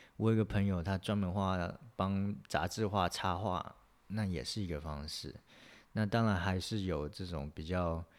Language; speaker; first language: Chinese; native; Chinese